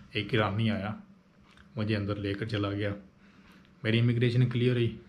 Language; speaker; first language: Urdu; non-native, local second language; Punjabi